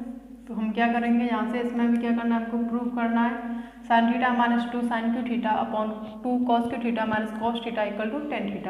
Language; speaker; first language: Hindi; native; Hindi